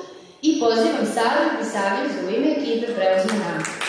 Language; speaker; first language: Serbian; native; Serbian